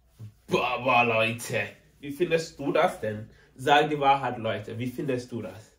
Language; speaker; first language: German; non-native, learner; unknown